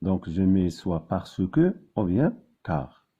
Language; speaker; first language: French; non-native, local second language; Arabic